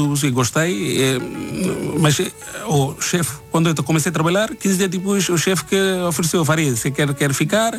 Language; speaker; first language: Portuguese; non-native, learner; Bangla